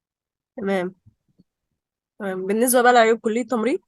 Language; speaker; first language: Arabic; native; Arabic